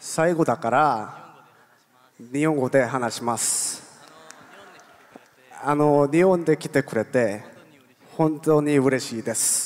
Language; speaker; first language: Japanese; non-native, learner; Korean